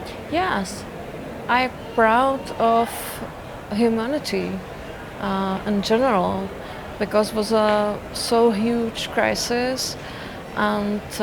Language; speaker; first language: English; non-native, fluent; Czech